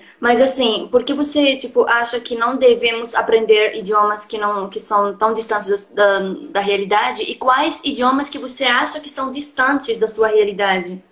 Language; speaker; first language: Portuguese; non-native, fluent; Arabic